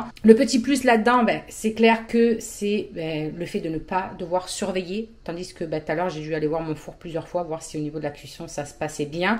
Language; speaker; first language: French; native; French